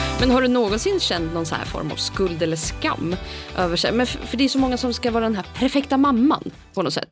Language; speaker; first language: Swedish; native; Swedish